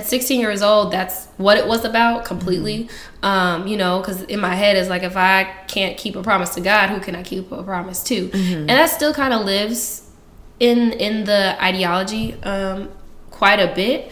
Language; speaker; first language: English; native; English